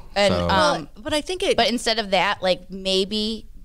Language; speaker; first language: English; native; English